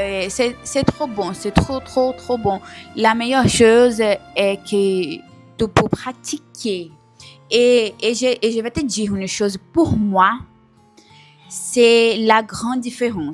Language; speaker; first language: French; non-native, learner; Portuguese